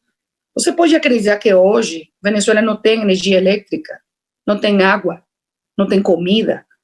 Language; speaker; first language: Portuguese; non-native, fluent; Spanish